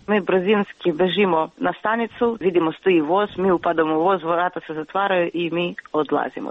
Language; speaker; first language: Serbian; non-native, fluent; Ukrainian